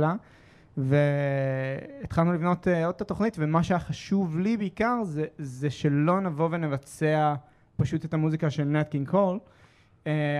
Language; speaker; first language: Hebrew; native; Hebrew